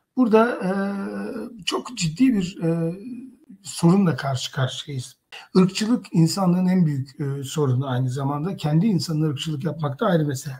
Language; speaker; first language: Turkish; native; Turkish